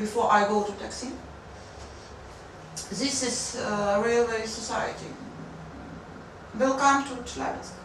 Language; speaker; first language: English; non-native, learner; Russian